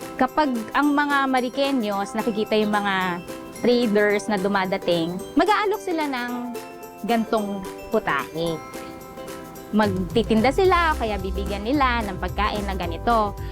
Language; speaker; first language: Filipino; native; Filipino